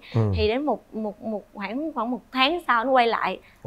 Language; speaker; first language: Vietnamese; native; Vietnamese